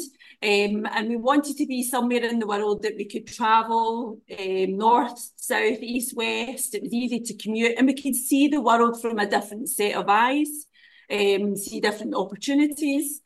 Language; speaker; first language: English; native; English